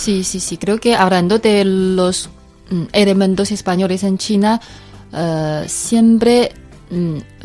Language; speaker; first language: Spanish; non-native, fluent; Chinese